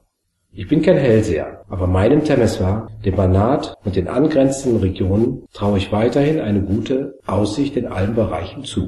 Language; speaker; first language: German; native; German